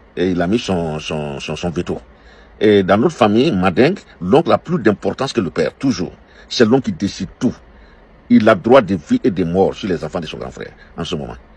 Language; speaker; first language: French; non-native, local second language; Dyula